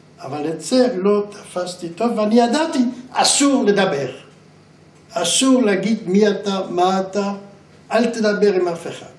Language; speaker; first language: Hebrew; non-native, fluent; German